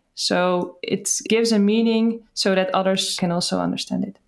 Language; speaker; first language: English; non-native, fluent; Dutch